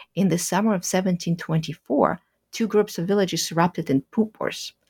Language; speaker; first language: English; early bilingual, other home language; Russian